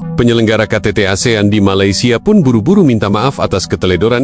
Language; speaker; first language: Indonesian; native; Indonesian